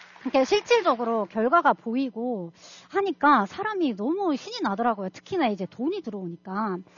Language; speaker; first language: Korean; non-native, fluent; Russian